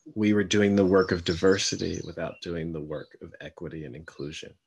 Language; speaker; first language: English; native; English